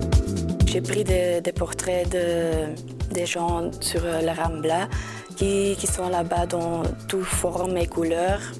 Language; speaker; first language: French; non-native, local second language; Dutch